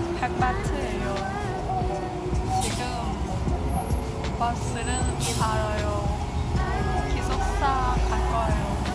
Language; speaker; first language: Korean; non-native, learner; Thai